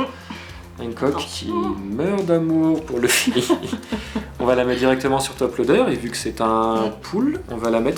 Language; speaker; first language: French; native; French